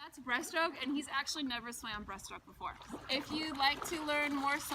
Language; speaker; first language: English; native; English